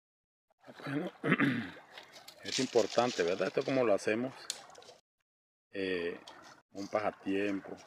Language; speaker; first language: Spanish; native; Spanish